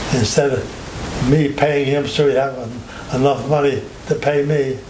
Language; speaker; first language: English; native; English